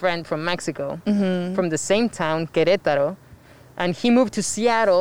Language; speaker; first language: English; non-native, fluent; Spanish